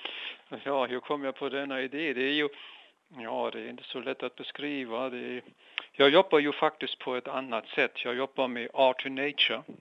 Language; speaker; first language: Swedish; non-native, fluent; German